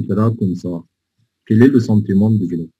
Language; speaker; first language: French; non-native, fluent; Arabic